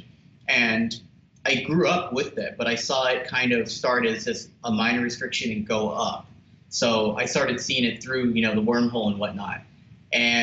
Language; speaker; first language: English; native; English